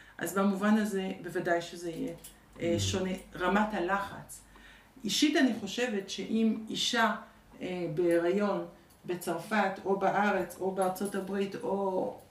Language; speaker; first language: Hebrew; early bilingual, other home language; French